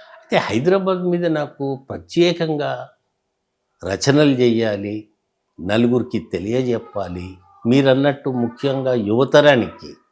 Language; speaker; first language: Telugu; native; Telugu